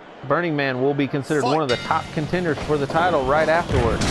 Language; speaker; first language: English; native; English